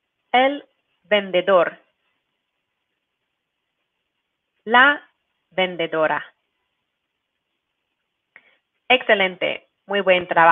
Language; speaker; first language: Spanish; non-native, fluent; English